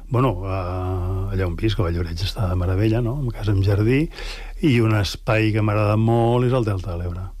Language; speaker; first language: Catalan; native; Catalan